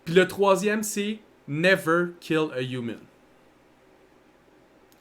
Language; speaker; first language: French; native; French